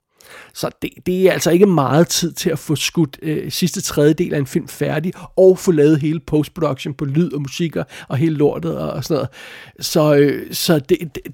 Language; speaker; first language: Danish; native; Danish